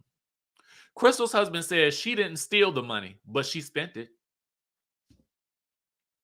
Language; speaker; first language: English; native; English